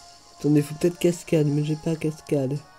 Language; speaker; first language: French; native; French